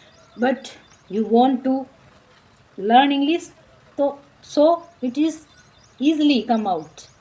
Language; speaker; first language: English; non-native, learner; Marwari